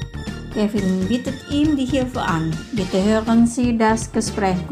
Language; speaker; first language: German; non-native, fluent; Indonesian